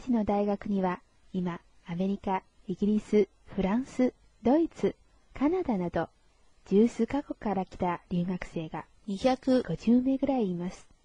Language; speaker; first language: Japanese; non-native, fluent; Chinese